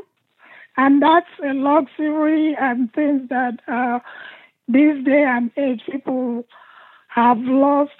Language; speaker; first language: English; non-native, local second language; Igbo